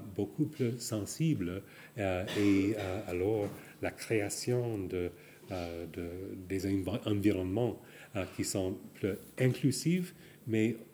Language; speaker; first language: French; non-native, fluent; English